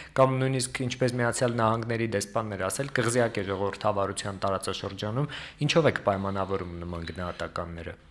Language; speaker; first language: Armenian; native; Armenian